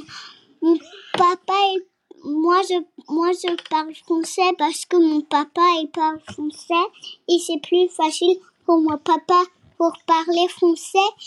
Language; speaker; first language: French; early bilingual, other home language; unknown